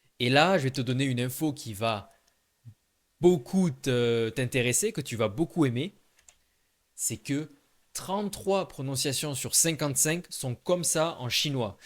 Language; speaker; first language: French; native; French